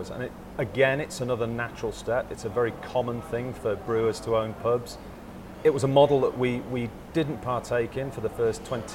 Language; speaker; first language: English; native; English